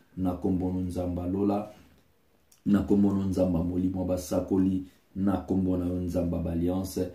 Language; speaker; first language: Lingala; native; Lingala